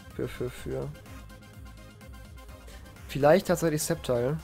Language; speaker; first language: German; native; German